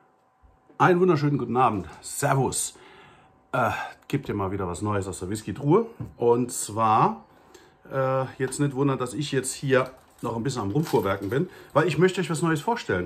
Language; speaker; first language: German; native; German